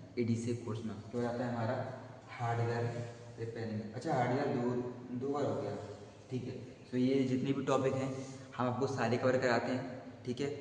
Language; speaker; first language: Hindi; native; Hindi